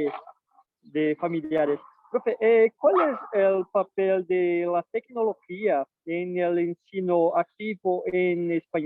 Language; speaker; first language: Spanish; non-native, learner; Portuguese